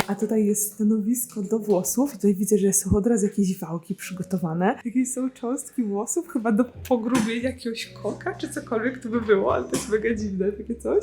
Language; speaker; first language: Polish; native; Polish